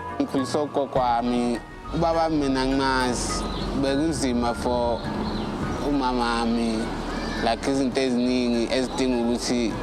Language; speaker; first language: Zulu; native; Zulu